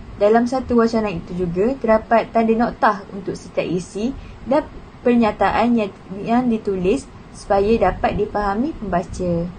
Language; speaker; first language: Malay; native; Malay